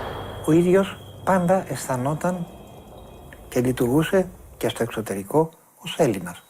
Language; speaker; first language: Greek; native; Greek